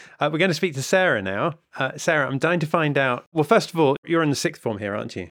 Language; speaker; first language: English; native; English